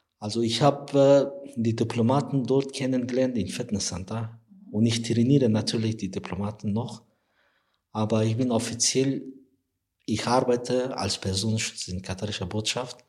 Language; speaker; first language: German; non-native, learner; Persian